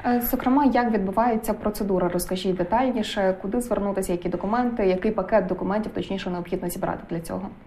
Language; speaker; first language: Ukrainian; native; Ukrainian